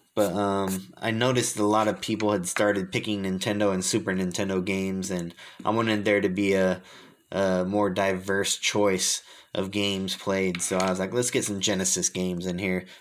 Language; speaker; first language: English; native; English